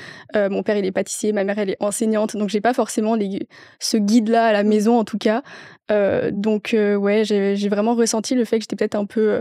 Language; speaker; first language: French; native; French